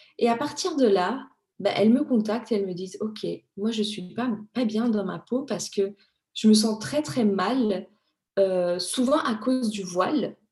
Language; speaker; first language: French; early bilingual, other home language; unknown